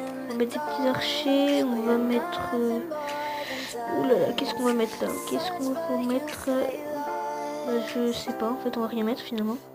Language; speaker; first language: French; native; French